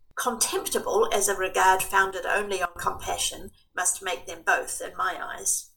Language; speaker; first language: English; native; English